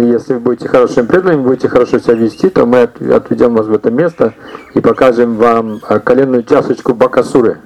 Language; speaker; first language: Russian; native; Russian